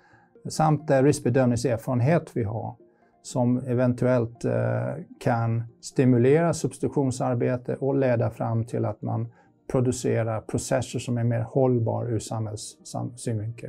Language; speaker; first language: Swedish; non-native, fluent; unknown